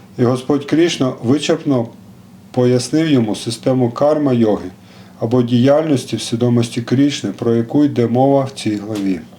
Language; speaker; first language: Ukrainian; non-native, local second language; Russian